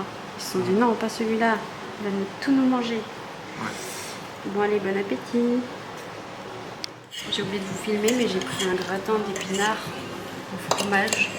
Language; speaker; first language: French; native; French